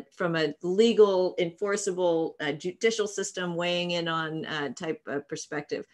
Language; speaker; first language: English; native; English